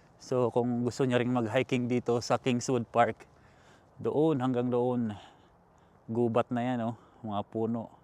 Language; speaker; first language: Filipino; native; Filipino